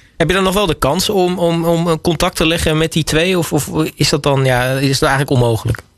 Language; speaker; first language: Dutch; native; Dutch